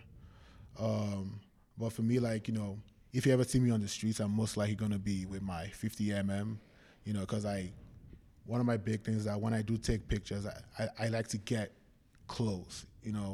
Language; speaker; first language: English; non-native, local second language; Yoruba